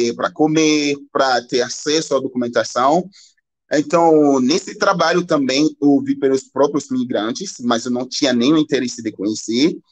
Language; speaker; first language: Portuguese; non-native, learner; Haitian Creole